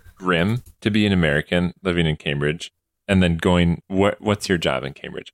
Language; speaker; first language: English; native; English